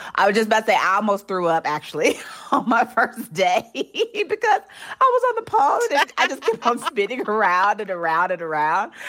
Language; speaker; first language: English; native; English